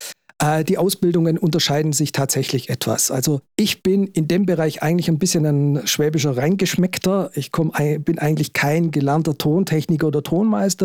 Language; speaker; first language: German; native; German